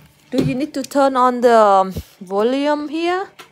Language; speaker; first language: English; non-native, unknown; Vietnamese